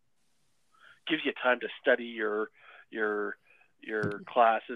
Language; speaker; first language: English; native; English